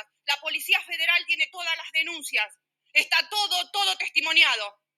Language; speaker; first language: Spanish; native; Spanish